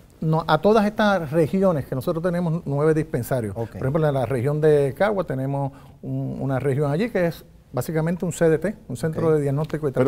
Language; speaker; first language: Spanish; native; Spanish